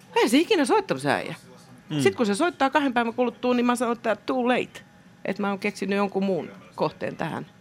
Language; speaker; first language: Finnish; native; Finnish